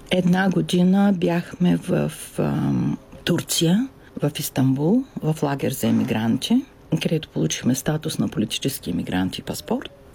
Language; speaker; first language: Bulgarian; native; Bulgarian